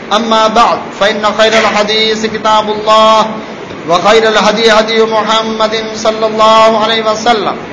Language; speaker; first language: Urdu; non-native, local second language; Saraiki